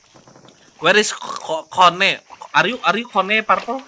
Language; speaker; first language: English; non-native, learner; Sundanese